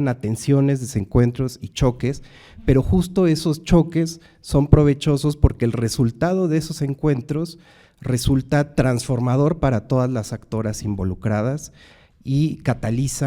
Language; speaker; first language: Spanish; native; Spanish